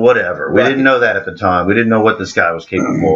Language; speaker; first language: English; native; English